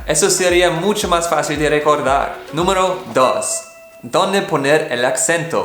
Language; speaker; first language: Spanish; non-native, fluent; German